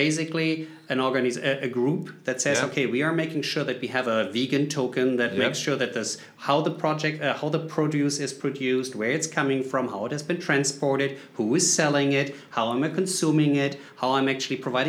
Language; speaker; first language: English; non-native, fluent; German